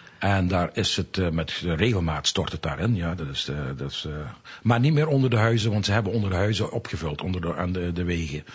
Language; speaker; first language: Dutch; native; Dutch